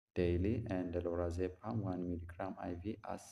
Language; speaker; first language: English; non-native, local second language; Amharic